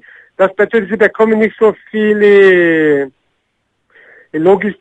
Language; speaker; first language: German; non-native, learner; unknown